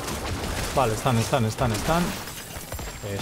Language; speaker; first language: Spanish; native; Spanish